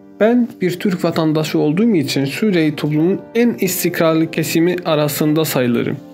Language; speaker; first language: Turkish; non-native, fluent; Arabic